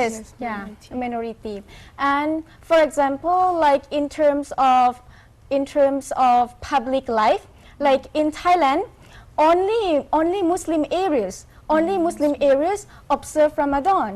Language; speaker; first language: English; non-native, fluent; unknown